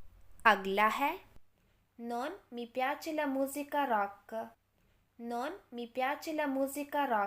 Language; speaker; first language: Italian; non-native, fluent; Urdu